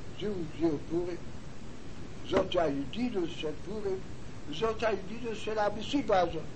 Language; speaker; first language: Hebrew; non-native, fluent; Yiddish